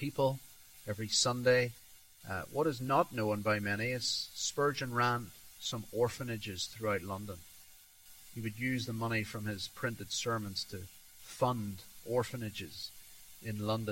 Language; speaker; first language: English; native; English